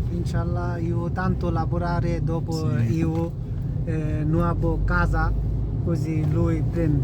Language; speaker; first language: Italian; non-native, learner; Bangla